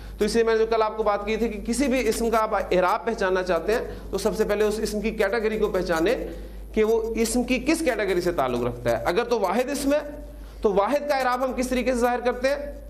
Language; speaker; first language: Urdu; native; Urdu